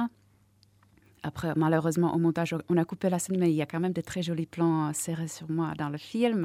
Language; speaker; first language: French; non-native, fluent; Czech